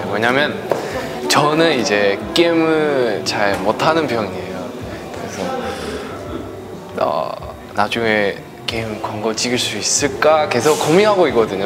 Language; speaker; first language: Korean; non-native, learner; Chinese